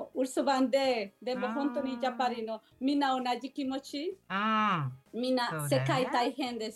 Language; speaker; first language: Japanese; non-native, learner; Spanish